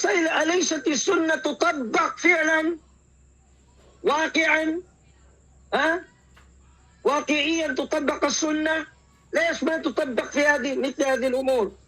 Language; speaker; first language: Arabic; non-native, fluent; Filipino